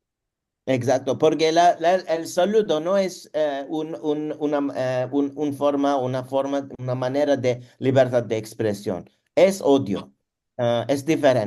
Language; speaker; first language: Spanish; non-native, learner; Turkish